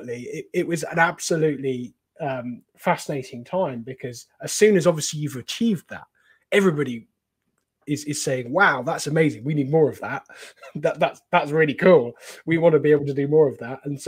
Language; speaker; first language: English; native; English